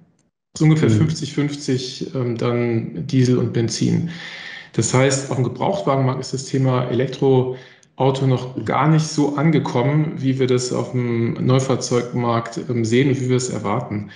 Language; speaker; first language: German; native; German